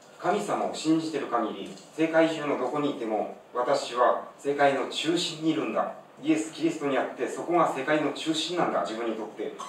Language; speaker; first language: Japanese; native; Japanese